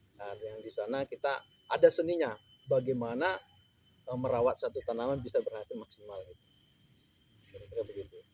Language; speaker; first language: Indonesian; native; Indonesian